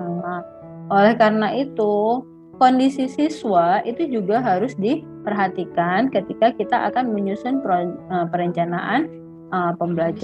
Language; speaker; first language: Indonesian; native; Indonesian